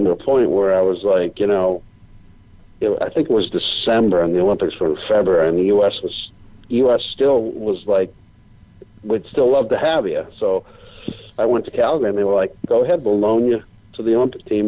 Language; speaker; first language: English; native; English